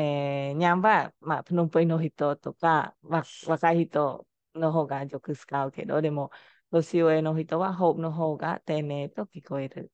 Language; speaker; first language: Japanese; non-native, fluent; Khmer